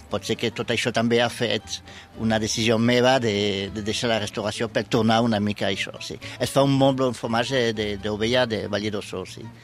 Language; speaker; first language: Catalan; non-native, fluent; French